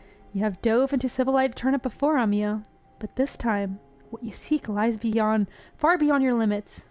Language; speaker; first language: English; native; English